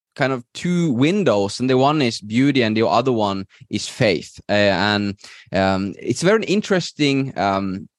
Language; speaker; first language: English; non-native, fluent; Norwegian